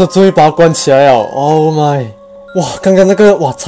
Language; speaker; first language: Chinese; native; Chinese